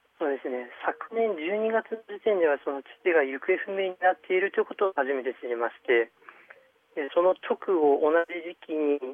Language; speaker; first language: Japanese; early bilingual, other home language; Chinese